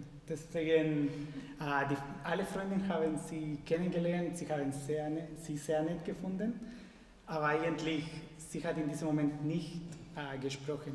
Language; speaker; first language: German; non-native, fluent; Spanish